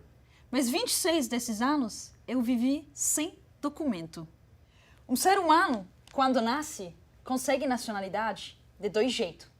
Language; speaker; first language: Portuguese; non-native, fluent; Arabic